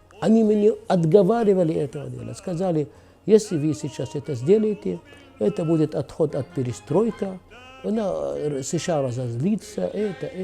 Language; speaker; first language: Russian; non-native, fluent; Arabic